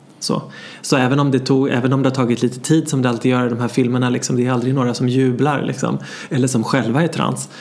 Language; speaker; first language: Swedish; native; Swedish